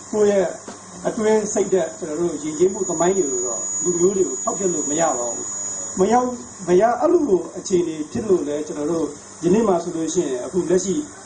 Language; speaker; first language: Burmese; non-native, local second language; Tedim Chin